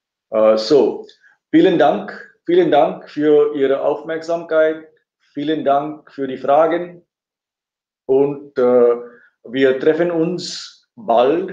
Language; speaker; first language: German; non-native, fluent; Marathi